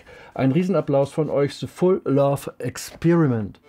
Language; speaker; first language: German; native; German